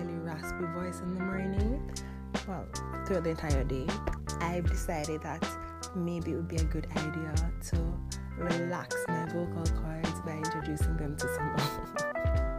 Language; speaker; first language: English; non-native, local second language; Jamaican Creole English